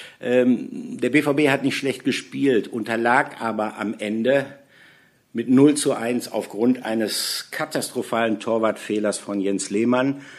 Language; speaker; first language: German; native; German